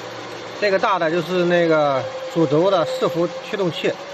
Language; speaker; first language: Chinese; native; Chinese